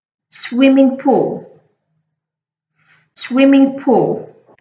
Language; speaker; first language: English; non-native, fluent; Vietnamese